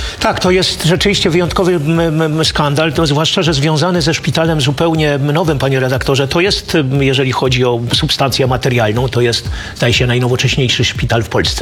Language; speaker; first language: Polish; native; Polish